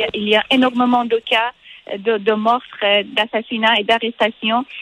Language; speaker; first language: French; non-native, fluent; Persian